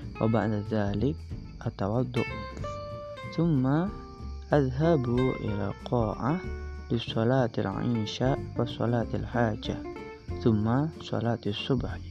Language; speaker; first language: Arabic; non-native, learner; Indonesian